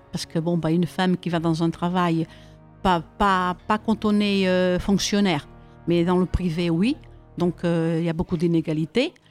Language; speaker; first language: French; early bilingual, other home language; Portuguese